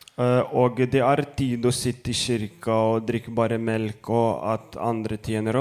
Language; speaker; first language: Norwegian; non-native, fluent; Lithuanian